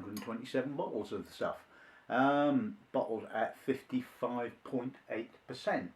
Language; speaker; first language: English; native; English